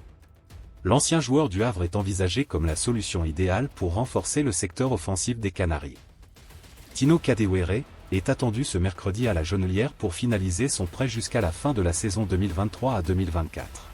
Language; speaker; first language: French; native; French